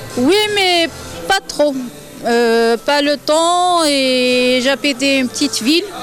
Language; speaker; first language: French; non-native, local second language; Arabic